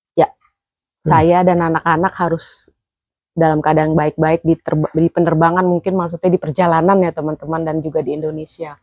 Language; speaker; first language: Indonesian; native; Indonesian